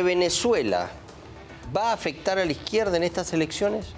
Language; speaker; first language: Spanish; native; Spanish